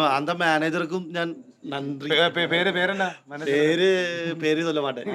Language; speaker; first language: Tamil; non-native, learner; Malayalam